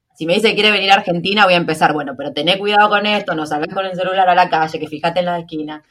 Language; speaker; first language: Spanish; native; Spanish